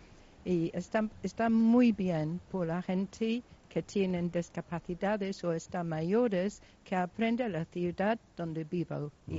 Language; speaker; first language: Spanish; non-native, local second language; Basque